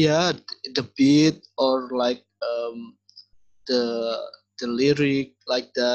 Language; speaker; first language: English; non-native, learner; Indonesian